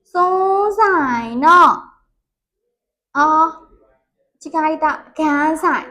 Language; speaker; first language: Japanese; non-native, learner; Burmese